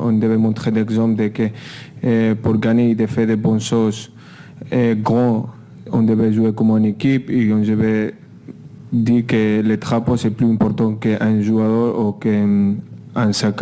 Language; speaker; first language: French; non-native, fluent; Spanish